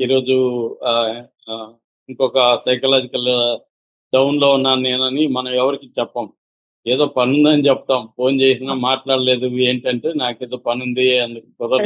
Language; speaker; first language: Telugu; native; Telugu